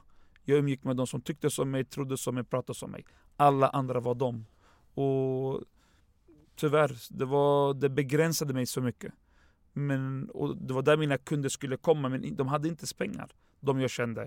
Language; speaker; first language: Swedish; non-native, fluent; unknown